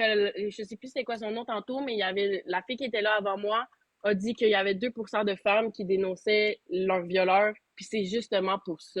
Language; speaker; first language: French; native; French